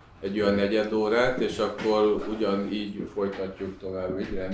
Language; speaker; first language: Hungarian; native; Hungarian